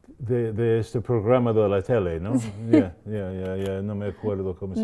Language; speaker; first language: Spanish; non-native, fluent; English